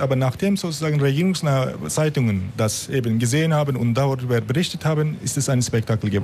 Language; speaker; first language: German; non-native, fluent; Turkish